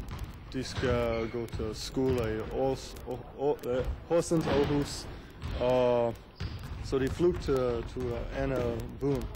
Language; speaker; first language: Danish; non-native, learner; English